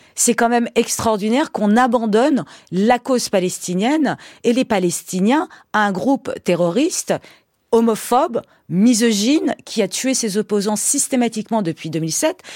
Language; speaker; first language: French; early bilingual, other home language; Persian